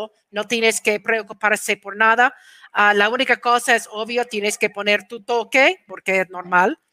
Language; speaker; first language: Spanish; non-native, fluent; English